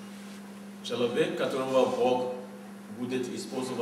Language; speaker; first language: Russian; non-native, fluent; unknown